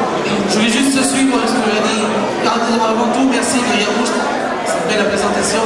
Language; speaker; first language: French; non-native, fluent; Portuguese